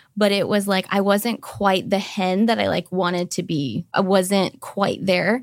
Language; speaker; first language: English; native; English